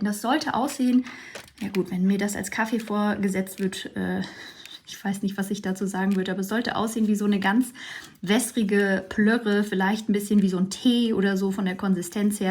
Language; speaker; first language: German; native; German